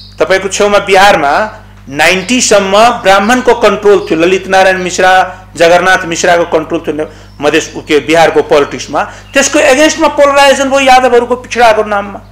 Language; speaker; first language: Nepali; non-native, local second language; Maithili